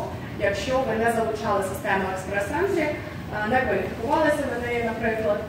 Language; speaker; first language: Ukrainian; native; Ukrainian